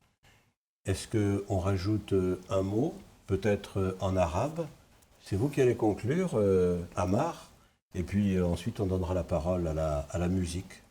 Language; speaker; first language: French; native; French